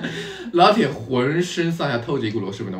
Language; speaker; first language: Chinese; native; Chinese